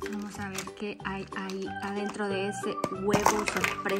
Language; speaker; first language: Spanish; native; Spanish